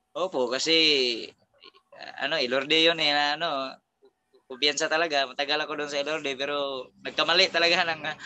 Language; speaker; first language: Filipino; non-native, local second language; Cebuano